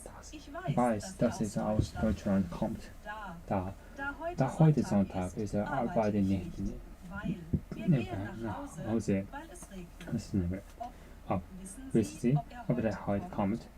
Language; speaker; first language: German; non-native, learner; Japanese